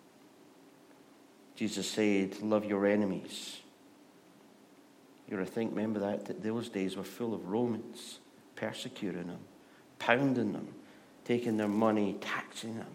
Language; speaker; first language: English; native; English